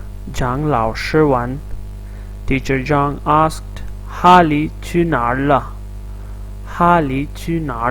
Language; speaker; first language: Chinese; non-native, fluent; Urdu